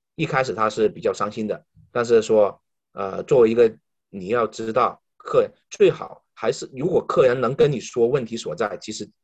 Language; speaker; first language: Chinese; native; Chinese